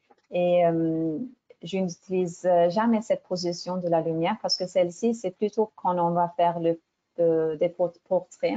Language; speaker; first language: French; non-native, fluent; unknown